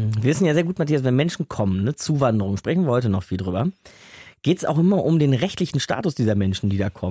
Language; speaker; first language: German; native; German